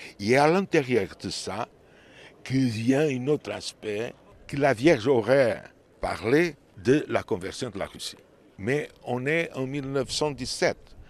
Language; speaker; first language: French; non-native, fluent; Portuguese